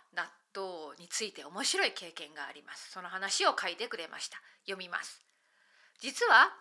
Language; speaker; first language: Japanese; native; Japanese